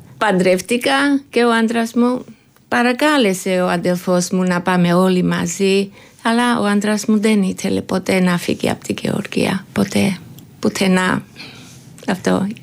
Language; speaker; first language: Greek; non-native, learner; Georgian